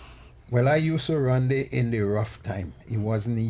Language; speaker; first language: English; native; English